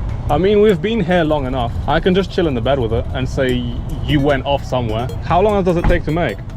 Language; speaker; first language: English; non-native, fluent; Polish